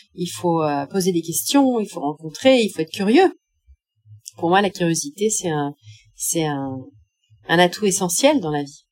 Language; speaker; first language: French; native; French